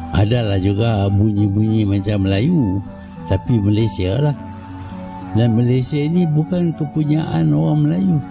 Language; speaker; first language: Malay; native; Malay